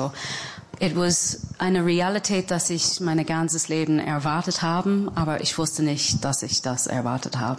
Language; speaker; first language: German; non-native, fluent; English